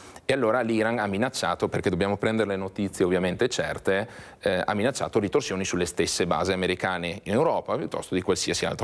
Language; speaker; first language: Italian; native; Italian